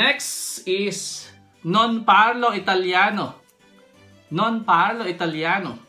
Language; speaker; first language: Italian; non-native, learner; Filipino